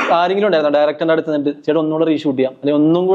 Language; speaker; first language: Malayalam; native; Malayalam